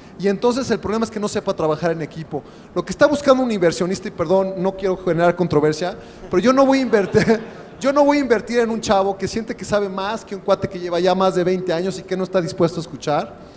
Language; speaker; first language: Spanish; native; Spanish